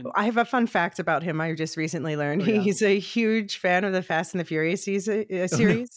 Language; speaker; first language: English; native; English